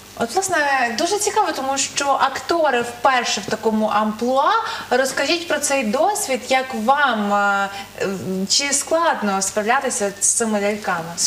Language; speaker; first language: Ukrainian; native; Ukrainian